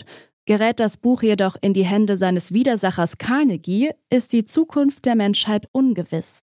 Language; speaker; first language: German; native; German